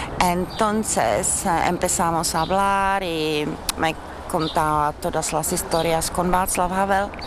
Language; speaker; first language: Spanish; non-native, fluent; Czech